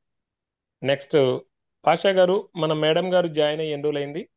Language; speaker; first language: Telugu; native; Telugu